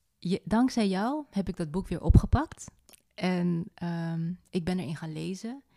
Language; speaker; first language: Dutch; native; Dutch